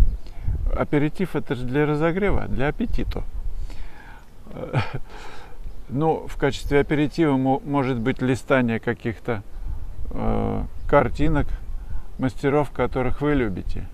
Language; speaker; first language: Russian; native; Russian